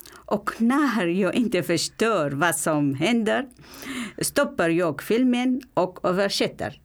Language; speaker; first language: Swedish; non-native, learner; Arabic